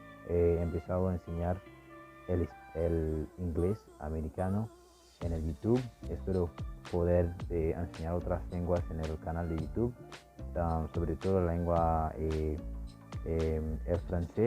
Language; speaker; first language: Spanish; non-native, fluent; Haitian Creole